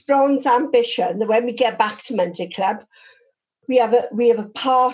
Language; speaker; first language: English; native; English